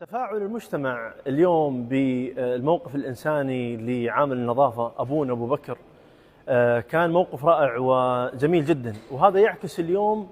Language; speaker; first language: Arabic; native; Arabic